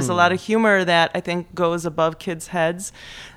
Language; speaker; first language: English; early bilingual, other home language; Polish